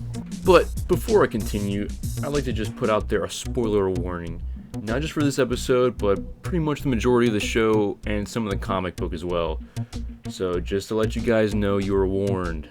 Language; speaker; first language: English; native; English